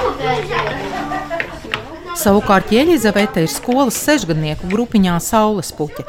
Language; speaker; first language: Latvian; native; Latvian